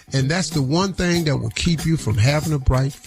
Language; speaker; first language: English; native; English